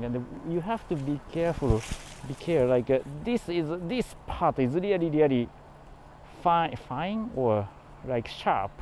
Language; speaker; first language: English; non-native, learner; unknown